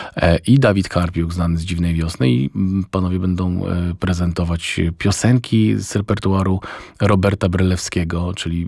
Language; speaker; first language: Polish; native; Polish